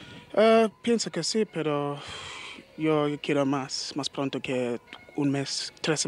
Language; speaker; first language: Spanish; non-native, learner; English